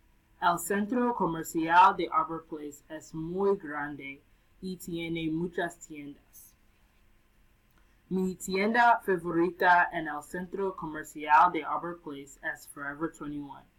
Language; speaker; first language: Spanish; non-native, learner; English